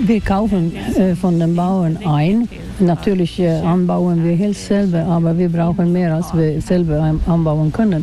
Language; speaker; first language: German; non-native, fluent; Swedish